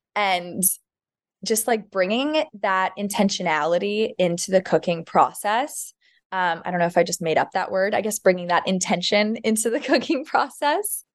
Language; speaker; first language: English; native; English